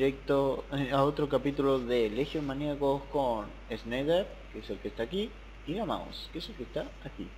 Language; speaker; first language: Spanish; native; Spanish